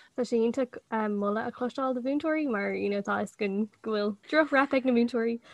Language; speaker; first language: Irish; non-native, local second language; English